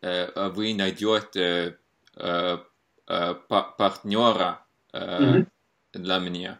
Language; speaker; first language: Russian; non-native, fluent; Norwegian